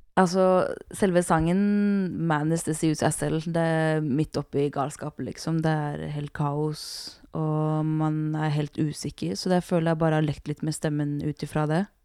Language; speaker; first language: Norwegian; early bilingual, other home language; Kurdish